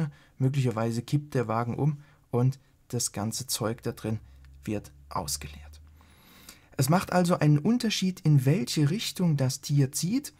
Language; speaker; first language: German; native; German